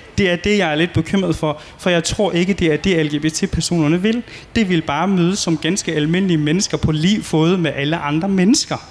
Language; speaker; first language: Danish; early bilingual, other home language; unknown